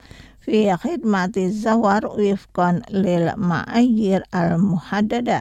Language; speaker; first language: Arabic; non-native, fluent; Indonesian